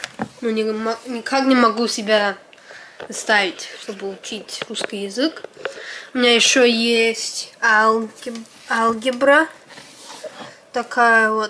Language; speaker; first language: Russian; early bilingual, heritage; Russian